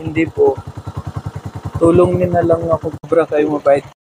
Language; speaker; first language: Filipino; non-native, learner; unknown